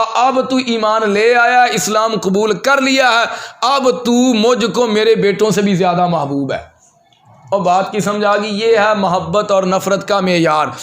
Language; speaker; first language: Urdu; non-native, local second language; Punjabi